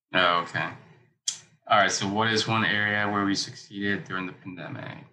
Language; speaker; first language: English; early bilingual, other home language; Spanish